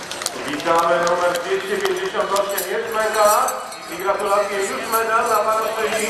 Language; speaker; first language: Polish; native; Polish